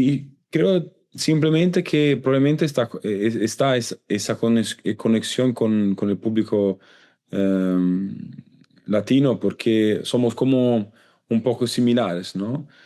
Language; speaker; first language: Spanish; non-native, learner; Italian